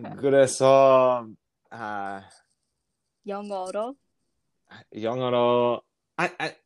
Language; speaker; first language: Korean; non-native, learner; English